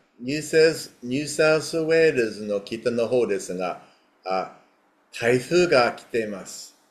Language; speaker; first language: Japanese; non-native, fluent; English